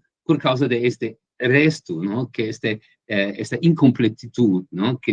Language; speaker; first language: Spanish; non-native, fluent; Portuguese